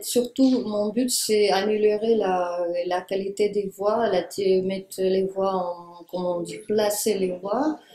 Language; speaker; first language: French; non-native, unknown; Russian